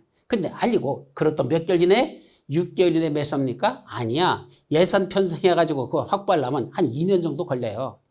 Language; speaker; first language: Korean; native; Korean